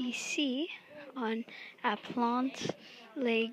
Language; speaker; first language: French; non-native, learner; English